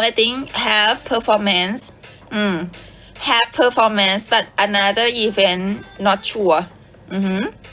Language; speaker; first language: English; non-native, learner; Thai